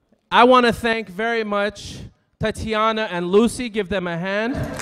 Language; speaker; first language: English; early bilingual, other home language; Russian